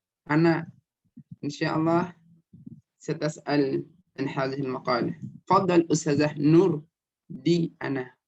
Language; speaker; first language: Arabic; non-native, fluent; Indonesian